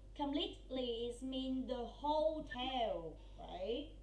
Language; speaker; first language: English; non-native, fluent; Vietnamese